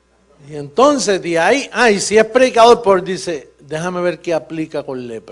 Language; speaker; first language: Spanish; native; Spanish